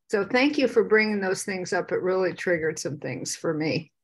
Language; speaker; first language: English; native; English